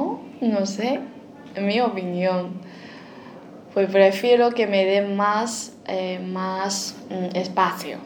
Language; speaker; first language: Spanish; non-native, fluent; Chinese